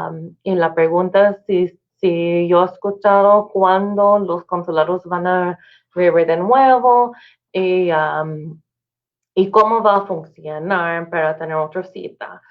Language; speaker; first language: Spanish; non-native, learner; English